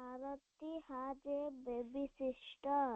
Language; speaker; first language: English; non-native, learner; Odia